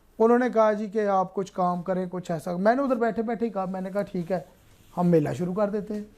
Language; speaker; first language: Urdu; non-native, local second language; Punjabi